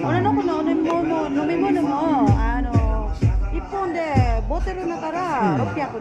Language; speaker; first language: Japanese; non-native, fluent; Filipino